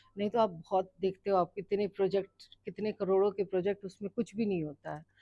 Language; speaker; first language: Hindi; native; Hindi